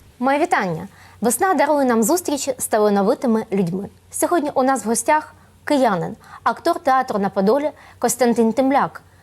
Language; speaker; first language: Ukrainian; native; Ukrainian